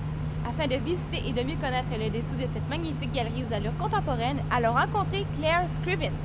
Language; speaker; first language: French; native; French